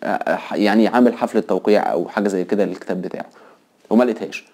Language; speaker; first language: Arabic; native; Arabic